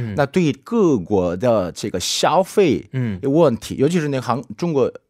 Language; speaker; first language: Chinese; non-native, fluent; Korean